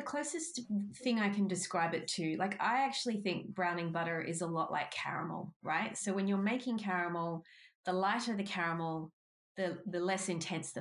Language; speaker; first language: English; native; English